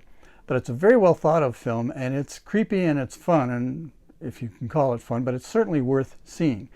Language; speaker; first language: English; native; English